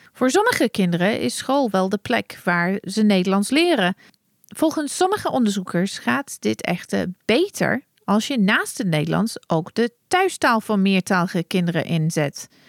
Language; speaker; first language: Dutch; non-native, fluent; English